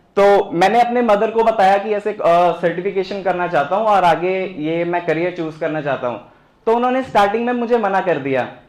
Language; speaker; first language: Hindi; native; Hindi